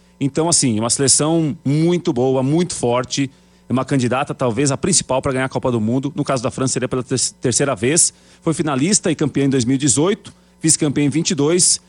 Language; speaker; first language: Portuguese; native; Portuguese